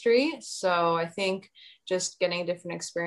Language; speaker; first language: English; native; English